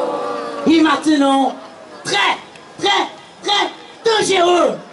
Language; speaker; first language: French; non-native, fluent; Portuguese